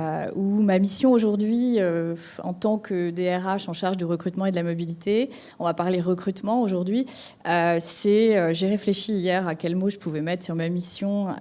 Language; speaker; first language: French; native; French